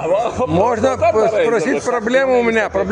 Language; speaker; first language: Russian; non-native, learner; Lithuanian